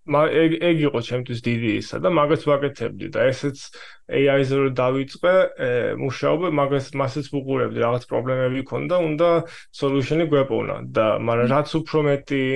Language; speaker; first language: Georgian; early bilingual, heritage; Swedish